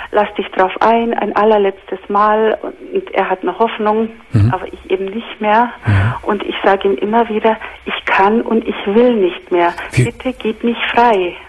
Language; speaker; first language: German; native; German